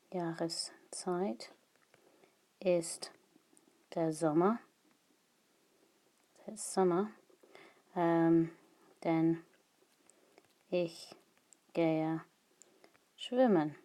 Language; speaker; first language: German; non-native, fluent; English